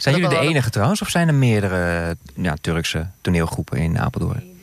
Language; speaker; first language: Dutch; native; Dutch